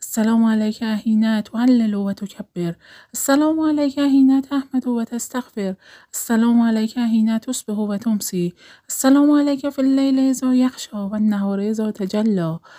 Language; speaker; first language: Arabic; non-native, learner; Persian